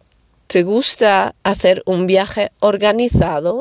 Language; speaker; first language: Spanish; non-native, fluent; Dutch